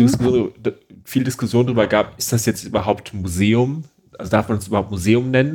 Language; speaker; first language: German; native; German